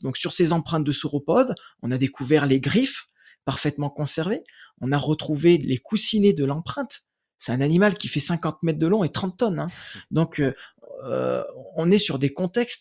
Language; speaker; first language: French; native; French